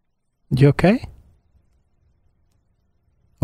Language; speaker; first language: English; native; English